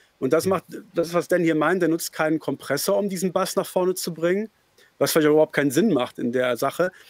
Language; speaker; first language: German; native; German